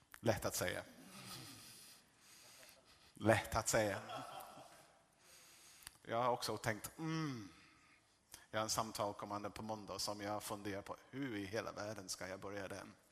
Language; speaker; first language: Swedish; non-native, fluent; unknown